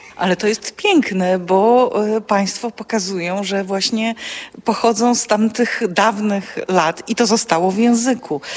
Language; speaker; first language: Polish; native; Polish